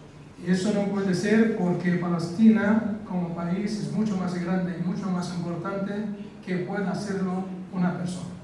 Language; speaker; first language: Spanish; non-native, fluent; Arabic